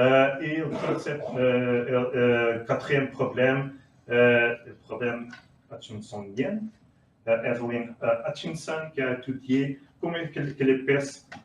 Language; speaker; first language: French; non-native, learner; Portuguese